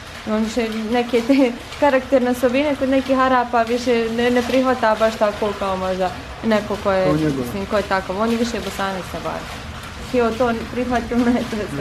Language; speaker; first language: Bosnian; native; Bosnian